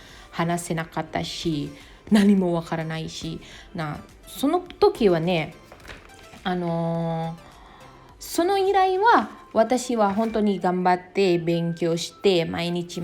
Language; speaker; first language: Japanese; non-native, learner; Indonesian